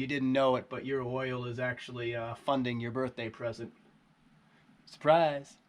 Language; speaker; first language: English; native; English